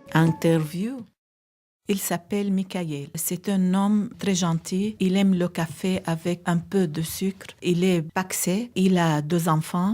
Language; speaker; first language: French; non-native, learner; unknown